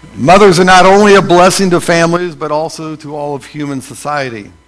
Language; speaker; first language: English; native; English